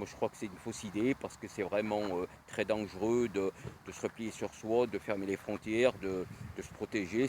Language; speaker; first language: French; native; French